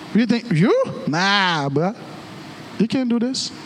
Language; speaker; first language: English; non-native, fluent; Haitian Creole